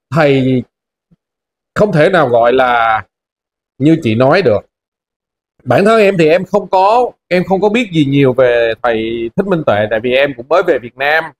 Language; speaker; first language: Vietnamese; native; Vietnamese